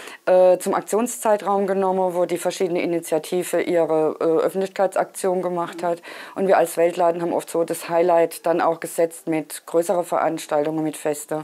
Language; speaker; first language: German; native; German